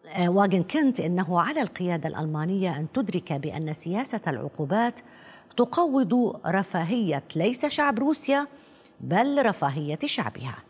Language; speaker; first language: Arabic; non-native, fluent; Russian